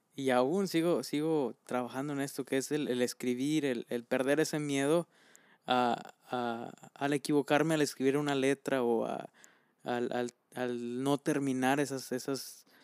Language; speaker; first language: Spanish; native; Spanish